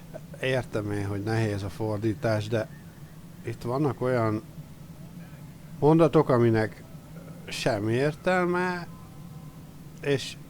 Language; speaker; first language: Hungarian; native; Hungarian